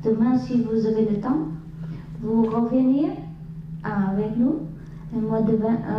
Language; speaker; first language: French; non-native, learner; Vietnamese